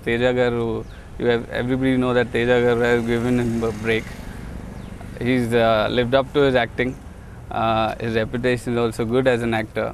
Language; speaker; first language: English; non-native, local second language; Telugu